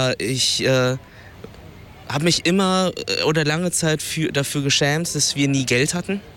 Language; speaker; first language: German; early bilingual, other home language; Vietnamese